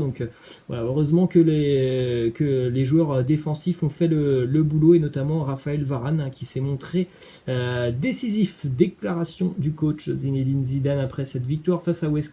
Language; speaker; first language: French; native; French